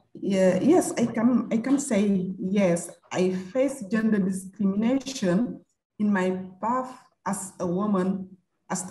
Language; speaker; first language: English; non-native, fluent; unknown